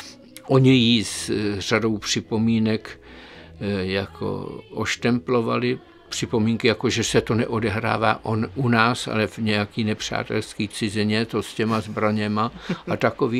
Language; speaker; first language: Czech; native; Czech